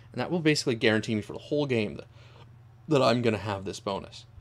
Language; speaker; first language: English; native; English